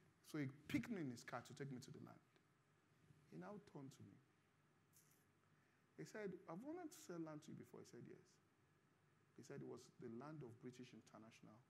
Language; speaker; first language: English; non-native, local second language; Yoruba